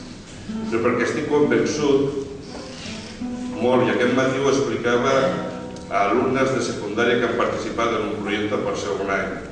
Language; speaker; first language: Catalan; non-native, local second language; Spanish